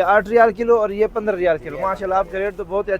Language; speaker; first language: Hindi; native; Hindi